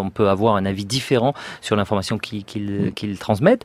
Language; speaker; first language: French; native; French